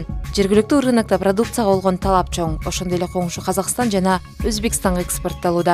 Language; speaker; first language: Kyrgyz; native; Kyrgyz